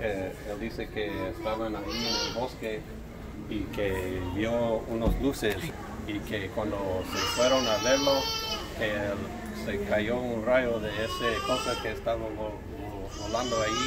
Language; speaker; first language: Spanish; non-native, learner; English